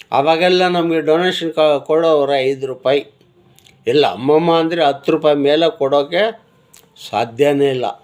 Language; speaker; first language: Kannada; non-native, local second language; Telugu